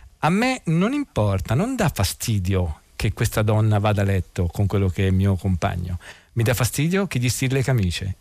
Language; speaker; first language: Italian; native; Italian